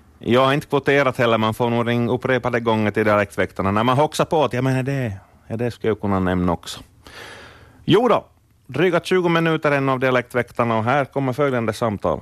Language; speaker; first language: Swedish; native; Swedish